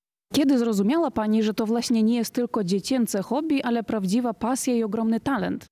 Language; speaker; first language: Polish; native; Polish